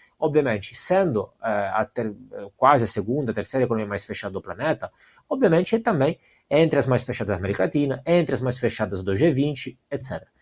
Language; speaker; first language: Portuguese; non-native, fluent; Italian